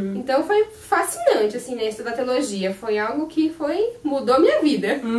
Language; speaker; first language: Portuguese; native; Portuguese